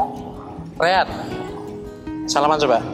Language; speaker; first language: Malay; non-native, local second language; Javanese